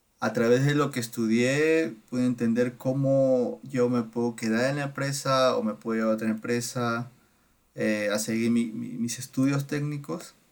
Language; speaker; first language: Spanish; native; Spanish